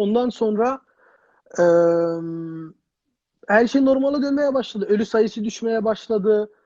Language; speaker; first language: Turkish; early bilingual, heritage; Turkish